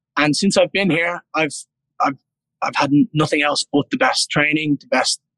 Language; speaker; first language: English; native; English